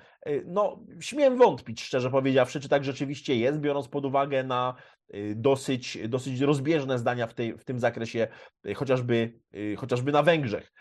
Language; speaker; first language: Polish; native; Polish